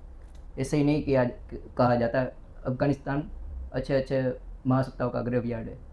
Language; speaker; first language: Hindi; non-native, local second language; Gujarati